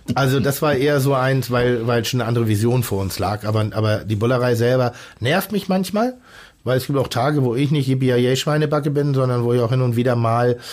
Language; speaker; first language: German; native; German